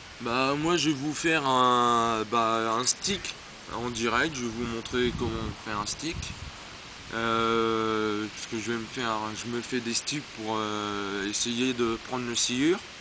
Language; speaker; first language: French; native; French